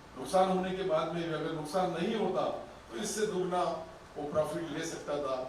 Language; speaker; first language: Hindi; non-native, local second language; Urdu